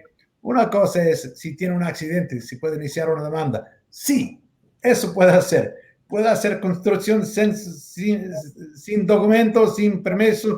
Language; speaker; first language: Spanish; non-native, learner; English